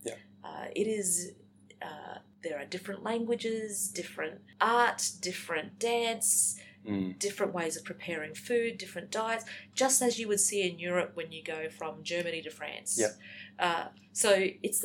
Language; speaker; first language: English; native; English